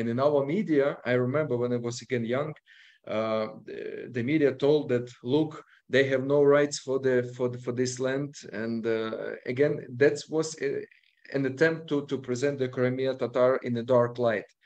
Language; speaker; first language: English; non-native, fluent; Ukrainian